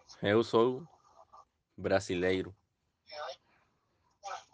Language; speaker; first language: Portuguese; non-native, learner; Spanish